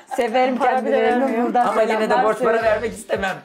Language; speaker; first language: Turkish; native; Turkish